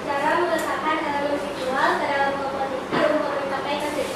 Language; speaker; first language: Indonesian; native; Indonesian